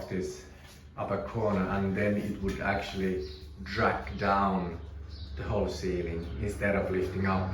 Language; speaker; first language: English; non-native, fluent; Finnish